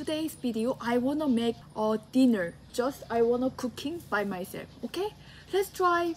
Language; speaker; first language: English; non-native, learner; Korean